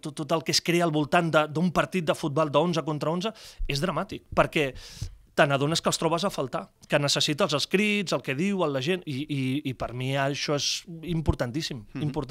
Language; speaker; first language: Catalan; native; Catalan